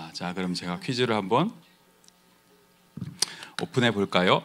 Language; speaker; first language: Korean; native; Korean